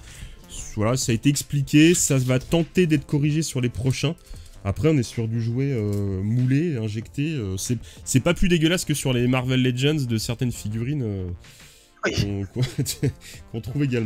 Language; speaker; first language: French; native; French